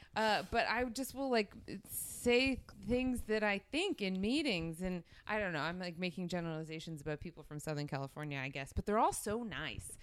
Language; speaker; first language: English; native; English